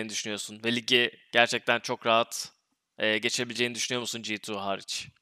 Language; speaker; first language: Turkish; native; Turkish